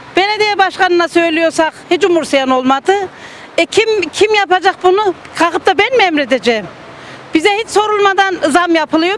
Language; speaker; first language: Turkish; native; Turkish